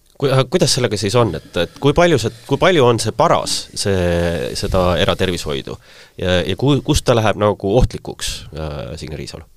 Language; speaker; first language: Estonian; native; Estonian